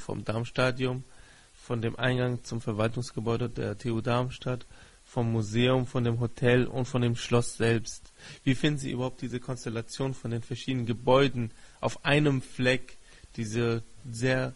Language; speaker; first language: German; non-native, fluent; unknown